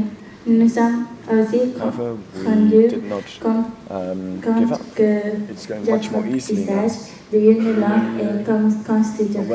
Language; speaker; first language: French; non-native, fluent; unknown